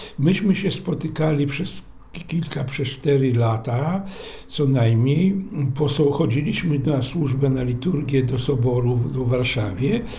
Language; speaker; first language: Polish; non-native, local second language; Belarusian